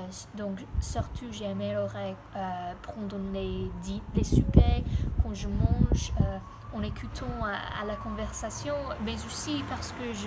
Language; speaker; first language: French; non-native, learner; English